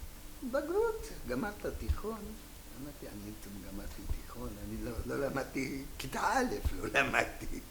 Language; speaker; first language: Hebrew; non-native, fluent; Hungarian